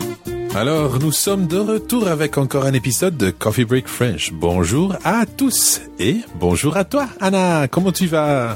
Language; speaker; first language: French; non-native, fluent; English